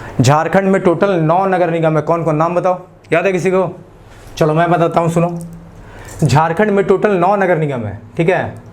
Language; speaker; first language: Hindi; native; Hindi